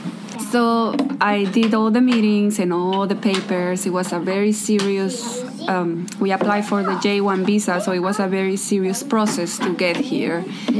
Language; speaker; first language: English; non-native, fluent; Spanish